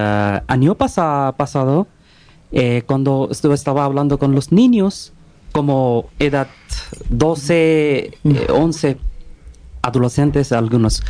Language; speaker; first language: Spanish; non-native, learner; Bangla